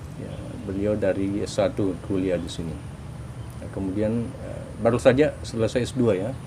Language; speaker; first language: Indonesian; native; Indonesian